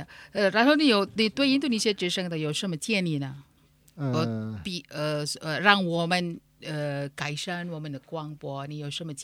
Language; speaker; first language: Chinese; non-native, learner; Indonesian